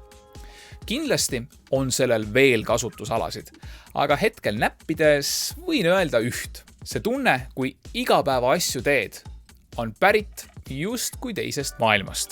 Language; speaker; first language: Estonian; native; Estonian